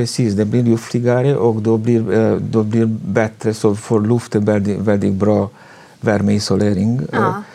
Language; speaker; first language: Swedish; non-native, fluent; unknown